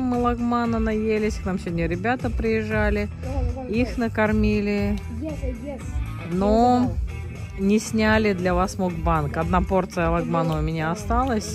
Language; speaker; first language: Russian; native; Russian